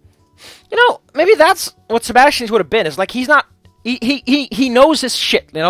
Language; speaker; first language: English; non-native, fluent; Dutch